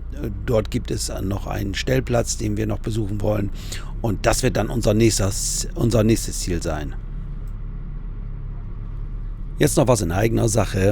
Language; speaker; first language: German; native; German